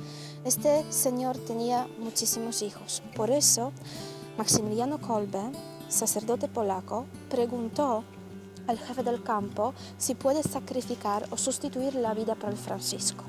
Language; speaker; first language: Spanish; non-native, fluent; Polish